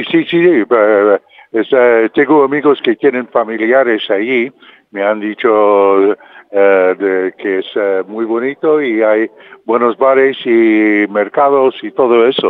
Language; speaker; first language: Spanish; non-native, fluent; English